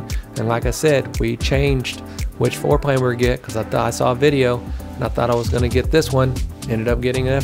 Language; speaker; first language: English; native; English